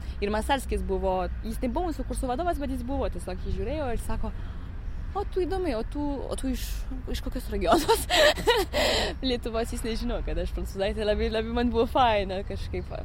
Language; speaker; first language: Lithuanian; non-native, fluent; French